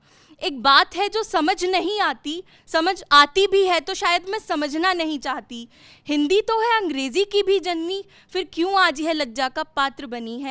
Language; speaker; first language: Hindi; native; Hindi